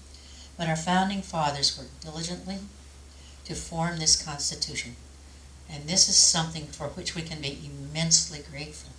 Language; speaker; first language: English; native; English